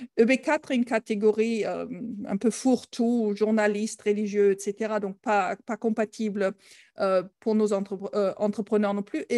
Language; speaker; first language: French; non-native, fluent; German